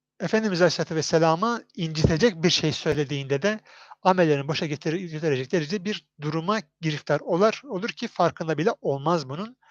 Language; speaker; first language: Turkish; native; Turkish